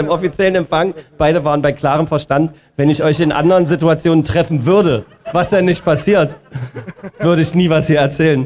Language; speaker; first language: German; native; German